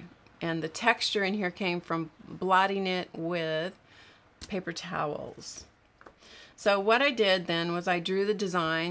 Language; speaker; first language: English; native; English